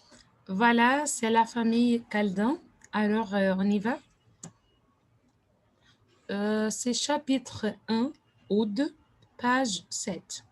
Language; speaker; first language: French; non-native, fluent; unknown